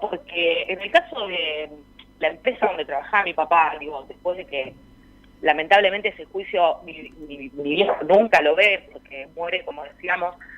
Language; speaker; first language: Spanish; native; Spanish